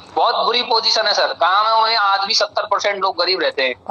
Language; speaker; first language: Hindi; native; Hindi